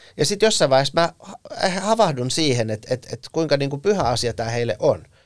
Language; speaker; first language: Finnish; early bilingual, other home language; Persian